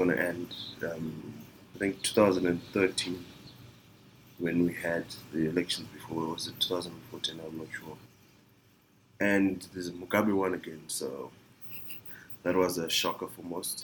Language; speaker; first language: English; non-native, local second language; Shona